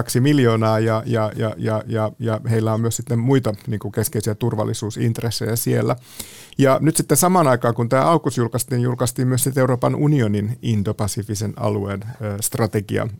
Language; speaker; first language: Finnish; native; Finnish